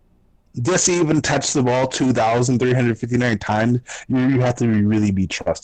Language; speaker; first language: English; native; English